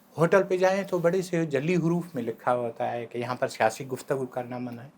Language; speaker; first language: Urdu; non-native, local second language; Sindhi